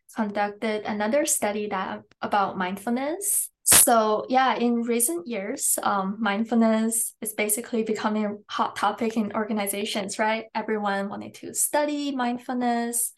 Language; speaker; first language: English; non-native, fluent; Chinese